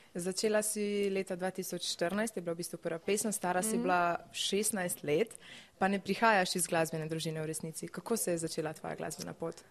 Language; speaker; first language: Slovenian; native; Slovenian